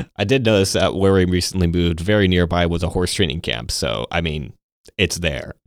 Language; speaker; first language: English; native; English